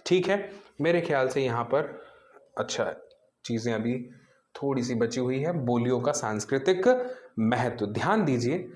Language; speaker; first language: Hindi; native; Hindi